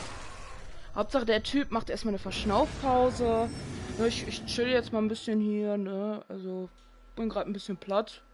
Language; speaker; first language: German; native; German